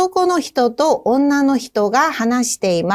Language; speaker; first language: Japanese; non-native, fluent; Korean